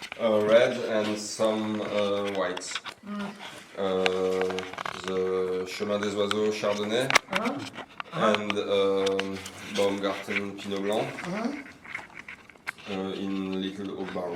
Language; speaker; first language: English; non-native, fluent; French